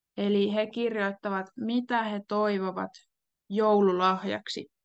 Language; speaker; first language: Finnish; native; Finnish